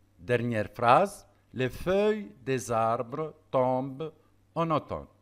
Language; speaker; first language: French; non-native, local second language; Arabic